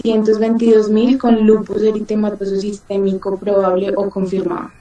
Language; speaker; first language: Spanish; native; Spanish